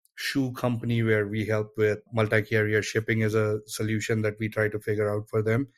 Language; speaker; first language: English; non-native, local second language; Gujarati